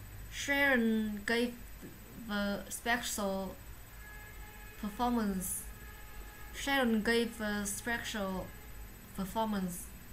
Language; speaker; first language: English; non-native, learner; Vietnamese